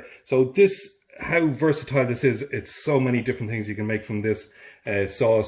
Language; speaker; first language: English; native; English